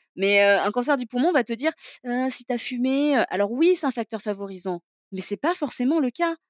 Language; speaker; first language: French; native; French